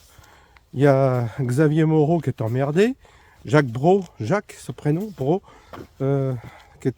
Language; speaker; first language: French; native; French